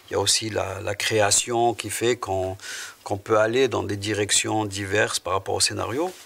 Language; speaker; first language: French; non-native, local second language; Arabic